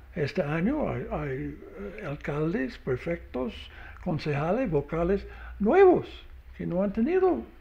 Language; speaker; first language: Spanish; non-native, learner; English